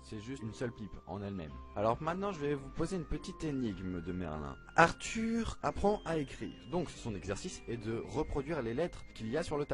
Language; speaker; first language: French; native; French